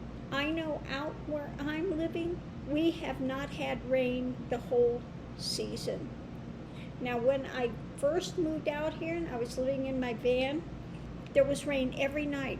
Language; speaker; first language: English; native; English